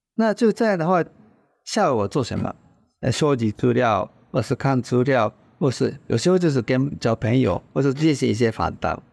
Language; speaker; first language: Chinese; non-native, fluent; Japanese